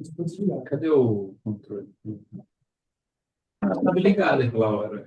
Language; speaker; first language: Portuguese; native; Portuguese